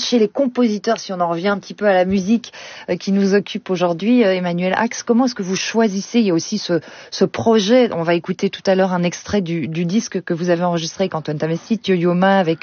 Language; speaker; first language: French; native; French